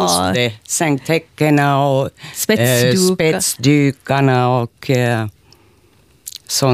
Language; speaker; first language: Swedish; non-native, local second language; Finnish